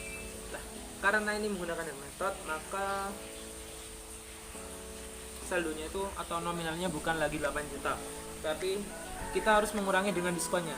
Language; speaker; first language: Indonesian; native; Indonesian